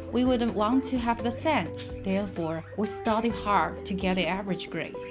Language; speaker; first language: English; non-native, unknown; Chinese